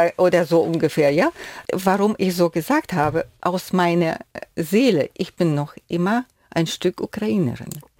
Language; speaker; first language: German; non-native, fluent; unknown